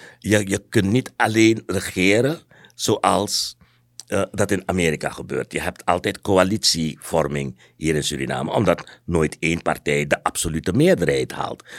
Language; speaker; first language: Dutch; native; Dutch